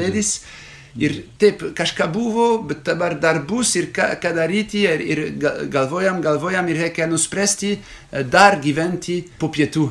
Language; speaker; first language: Lithuanian; non-native, fluent; French